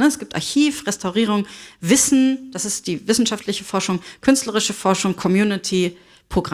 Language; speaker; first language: German; native; German